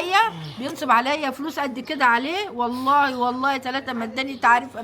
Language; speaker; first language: Arabic; native; Arabic